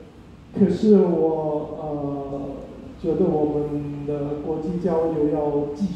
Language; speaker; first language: Chinese; non-native, fluent; German